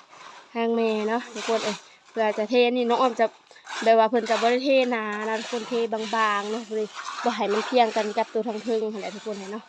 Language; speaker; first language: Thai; non-native, local second language; Northeastern Thai